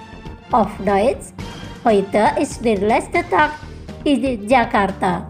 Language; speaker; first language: German; non-native, fluent; Indonesian